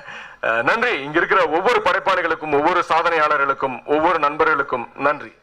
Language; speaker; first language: Tamil; native; Tamil